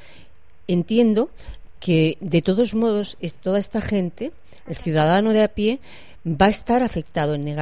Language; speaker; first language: Spanish; native; Spanish